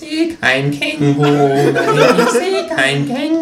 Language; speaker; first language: German; native; German